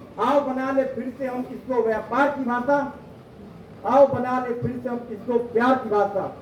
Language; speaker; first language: Hindi; native; Hindi